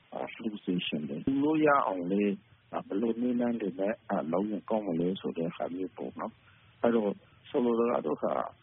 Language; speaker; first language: Burmese; native; Burmese